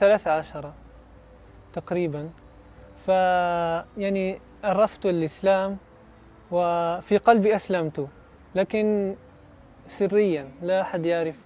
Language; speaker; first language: Arabic; non-native, learner; Italian